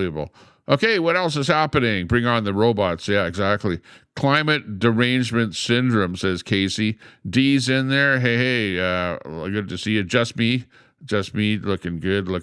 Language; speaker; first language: English; native; English